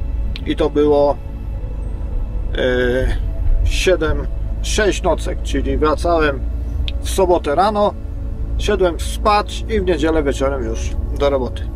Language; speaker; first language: Polish; native; Polish